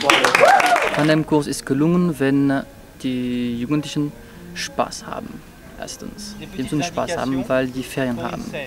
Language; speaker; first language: German; non-native, fluent; French